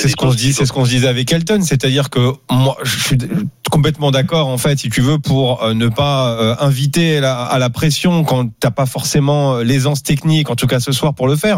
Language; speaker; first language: French; native; French